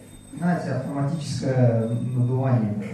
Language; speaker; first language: Russian; native; Russian